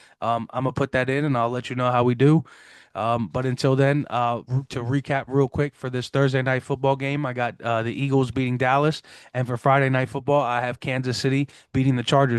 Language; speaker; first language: English; native; English